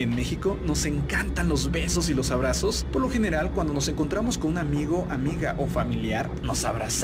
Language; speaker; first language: Spanish; native; Spanish